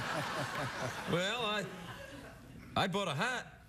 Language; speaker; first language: English; native; English